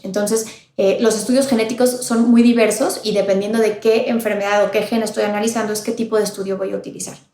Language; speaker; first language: Spanish; native; Spanish